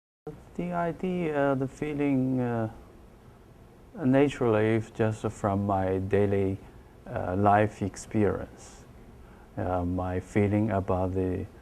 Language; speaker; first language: English; non-native, learner; Chinese